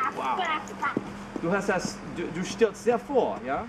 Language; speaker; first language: German; non-native, learner; English